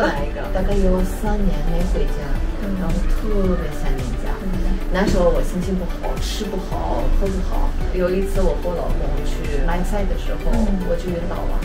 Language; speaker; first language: Chinese; non-native, fluent; Armenian